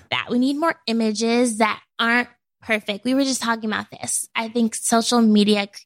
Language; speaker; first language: English; native; English